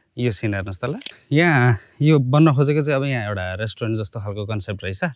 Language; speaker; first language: Nepali; native; Nepali